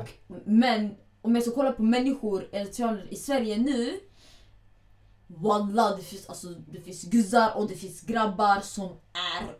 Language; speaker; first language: Swedish; early bilingual, other home language; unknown